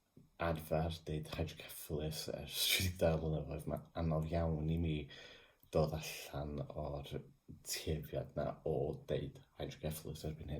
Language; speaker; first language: Welsh; non-native, local second language; English